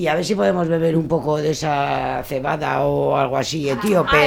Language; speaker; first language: Spanish; native; Spanish